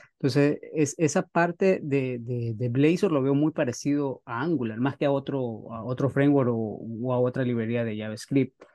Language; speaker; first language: Spanish; native; Spanish